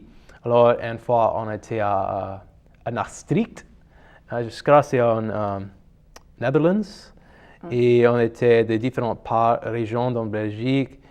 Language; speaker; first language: French; non-native, local second language; English